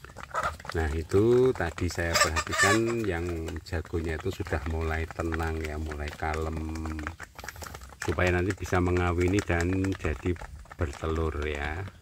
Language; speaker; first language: Indonesian; native; Indonesian